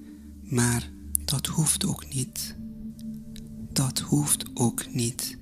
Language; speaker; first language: Dutch; non-native, fluent; Persian